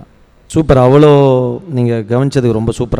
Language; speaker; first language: Tamil; native; Tamil